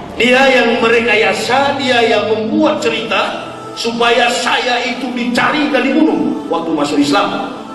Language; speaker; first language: Indonesian; native; Indonesian